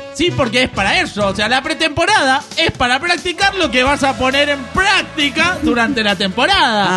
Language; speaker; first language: Spanish; native; Spanish